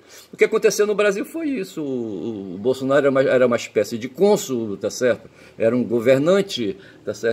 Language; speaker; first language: Portuguese; native; Portuguese